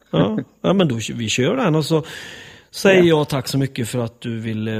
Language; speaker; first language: Swedish; native; Swedish